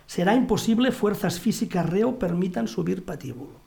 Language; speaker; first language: Spanish; non-native, local second language; Catalan